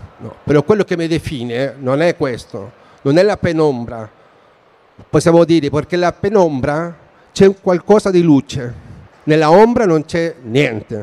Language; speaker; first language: Italian; non-native, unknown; Spanish